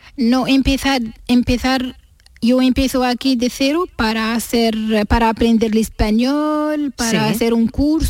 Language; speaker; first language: Spanish; non-native, learner; Arabic